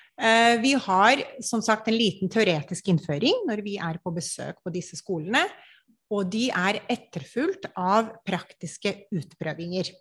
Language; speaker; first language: Norwegian; non-native, fluent; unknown